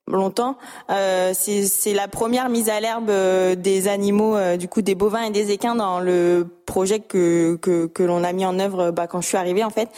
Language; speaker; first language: French; native; French